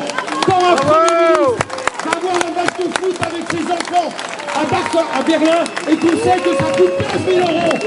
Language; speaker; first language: French; native; French